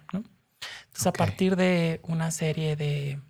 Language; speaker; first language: Spanish; native; Spanish